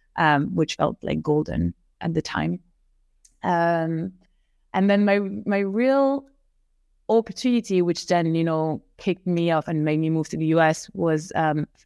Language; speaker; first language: English; non-native, fluent; French